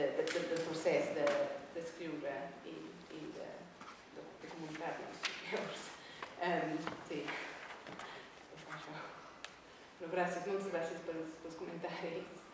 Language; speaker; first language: Catalan; non-native, fluent; English